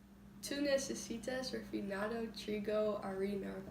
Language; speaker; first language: Spanish; non-native, learner; English